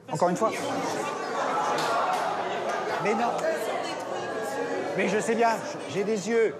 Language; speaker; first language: French; native; French